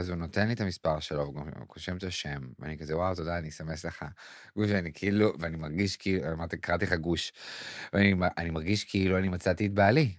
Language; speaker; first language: Hebrew; native; Hebrew